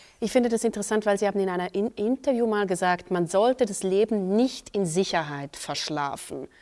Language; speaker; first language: German; native; German